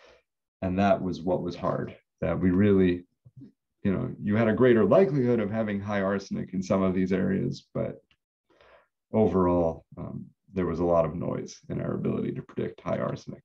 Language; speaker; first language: English; native; English